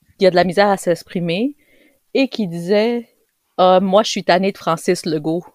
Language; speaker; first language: French; early bilingual, other home language; Spanish